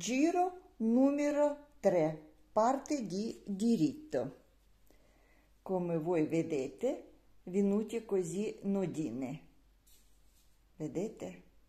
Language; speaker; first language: Italian; non-native, learner; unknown